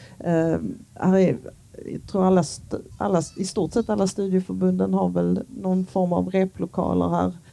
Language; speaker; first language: Swedish; native; Swedish